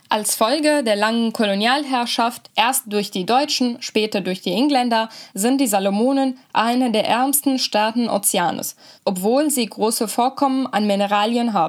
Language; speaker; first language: German; native; German